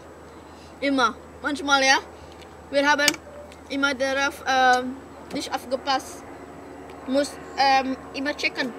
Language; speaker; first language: German; non-native, learner; Indonesian